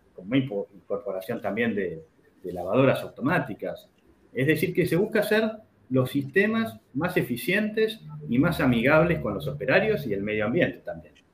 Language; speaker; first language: Spanish; native; Spanish